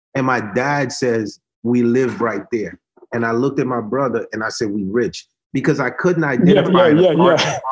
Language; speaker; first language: English; early bilingual, other home language; Haitian Creole